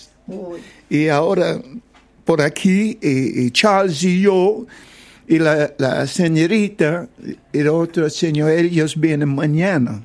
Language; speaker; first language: Spanish; non-native, learner; English